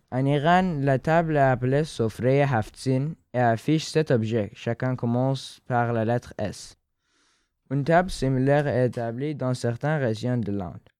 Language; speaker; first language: French; non-native, fluent; Persian